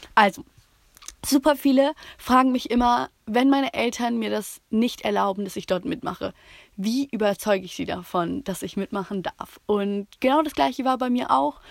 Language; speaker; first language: German; native; German